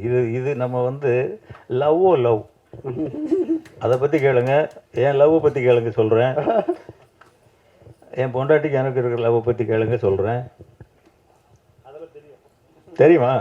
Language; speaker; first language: Tamil; native; Tamil